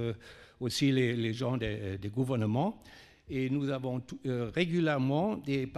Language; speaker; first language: French; non-native, fluent; German